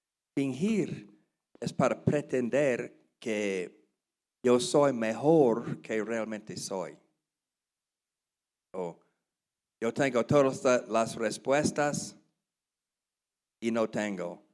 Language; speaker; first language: Spanish; non-native, learner; English